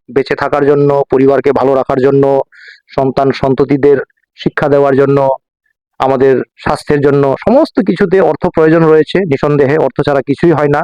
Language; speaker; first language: Bangla; non-native, local second language; Bodo